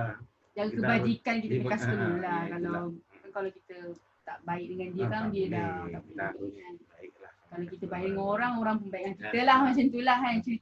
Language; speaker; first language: Malay; native; Malay